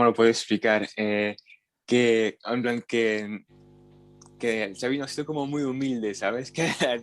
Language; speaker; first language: Spanish; non-native, fluent; French